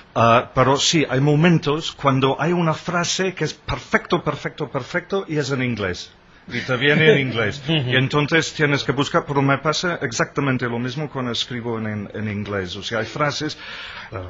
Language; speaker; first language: Spanish; non-native, fluent; English